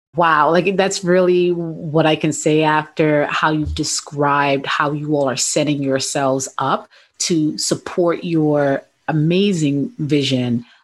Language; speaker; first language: English; native; English